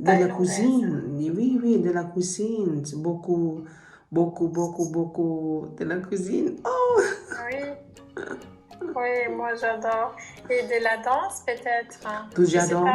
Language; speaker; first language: French; non-native, learner; Thai